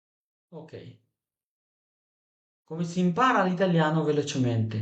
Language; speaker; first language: Italian; non-native, fluent; Bangla